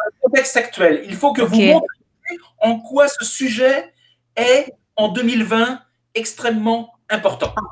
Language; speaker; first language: French; native; French